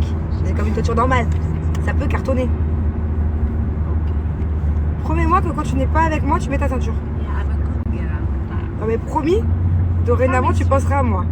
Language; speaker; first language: French; native; French